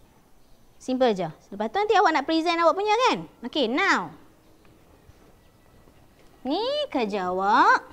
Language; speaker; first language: Malay; native; Malay